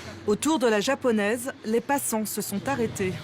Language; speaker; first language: French; native; French